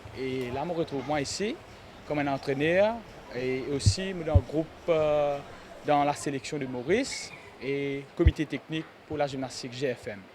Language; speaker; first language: French; non-native, local second language; Morisyen